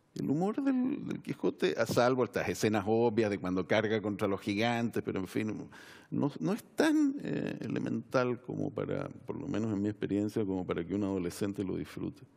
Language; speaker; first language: Spanish; native; Spanish